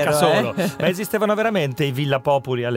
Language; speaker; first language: Italian; native; Italian